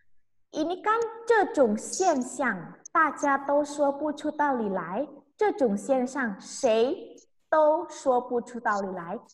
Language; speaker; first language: Chinese; non-native, fluent; Indonesian